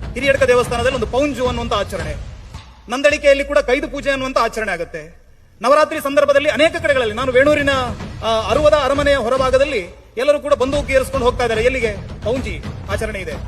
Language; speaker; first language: Kannada; non-native, local second language; Tulu